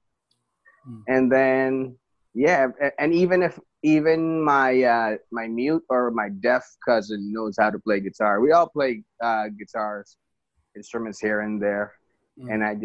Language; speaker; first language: English; non-native, local second language; Filipino